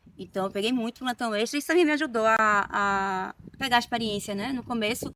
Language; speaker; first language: Portuguese; native; Portuguese